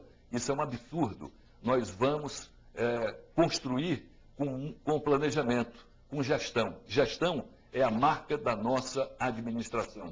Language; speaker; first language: Portuguese; native; Portuguese